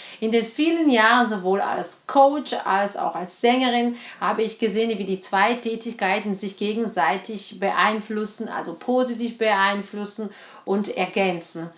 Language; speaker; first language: German; non-native, fluent; Italian